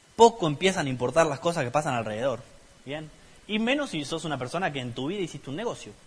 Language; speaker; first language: Spanish; native; Spanish